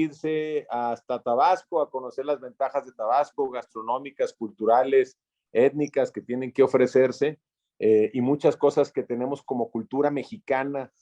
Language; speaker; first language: Spanish; native; Spanish